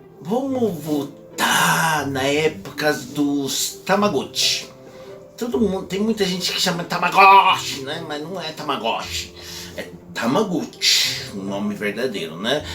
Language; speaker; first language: Portuguese; native; Portuguese